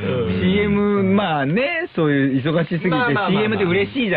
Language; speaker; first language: Japanese; native; Japanese